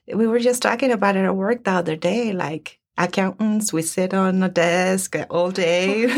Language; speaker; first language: English; early bilingual, other home language; Spanish